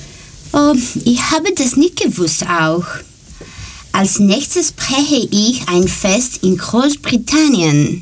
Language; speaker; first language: German; non-native, learner; Greek